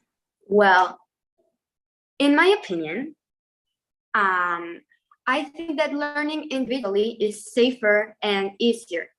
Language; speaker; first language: English; non-native, fluent; Spanish